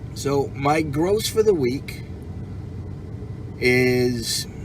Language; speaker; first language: English; native; English